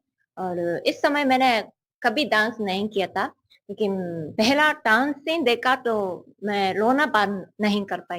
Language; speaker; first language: Hindi; non-native, learner; Japanese